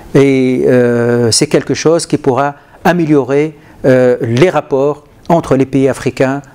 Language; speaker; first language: French; non-native, local second language; Arabic